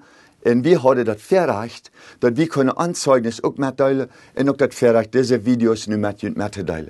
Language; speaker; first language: German; early bilingual, heritage; Plautdietsch